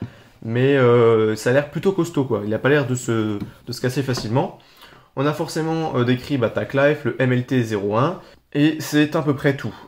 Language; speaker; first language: French; native; French